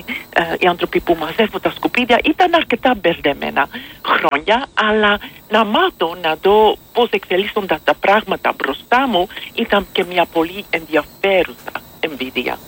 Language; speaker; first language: Greek; non-native, fluent; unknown